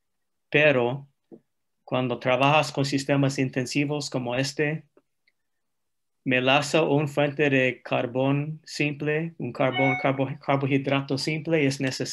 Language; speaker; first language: Spanish; non-native, fluent; English